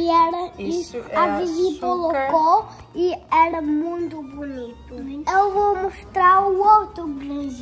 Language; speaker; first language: Portuguese; early bilingual, heritage; English